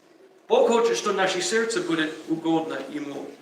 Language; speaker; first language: Russian; non-native, learner; English